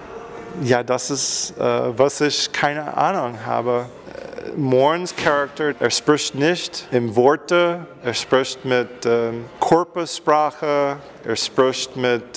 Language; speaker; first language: German; non-native, learner; English